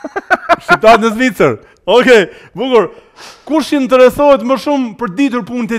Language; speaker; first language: Albanian; native; Albanian